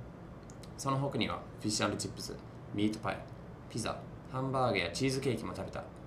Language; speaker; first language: Japanese; non-native, fluent; English